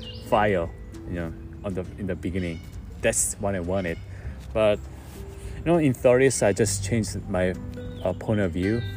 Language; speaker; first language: English; non-native, fluent; Korean